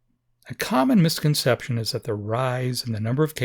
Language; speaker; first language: English; native; English